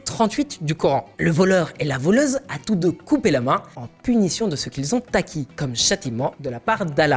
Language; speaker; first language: French; native; French